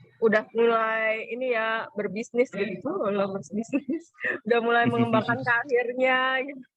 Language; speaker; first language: Indonesian; native; Indonesian